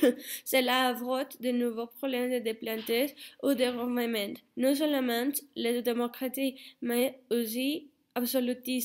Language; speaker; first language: French; non-native, fluent; Spanish